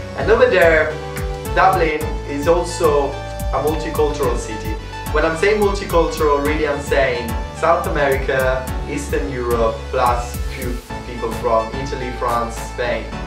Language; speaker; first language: English; non-native, fluent; Italian